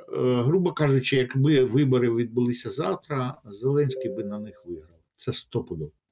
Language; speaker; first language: Ukrainian; non-native, local second language; Russian